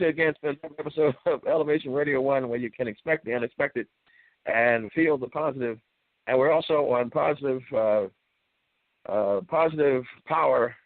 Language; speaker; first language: English; native; English